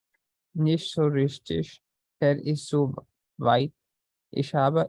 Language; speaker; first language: German; non-native, learner; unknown